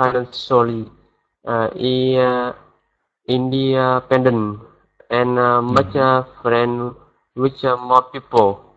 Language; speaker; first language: English; non-native, learner; Vietnamese